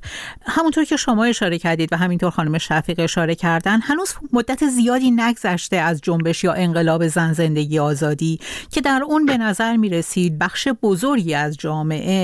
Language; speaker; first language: Persian; native; Persian